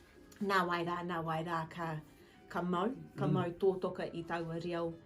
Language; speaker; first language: Māori; non-native, local second language; English